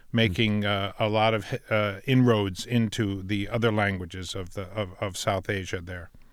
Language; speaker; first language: English; native; English